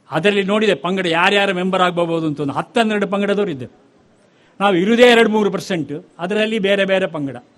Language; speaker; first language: Kannada; native; Kannada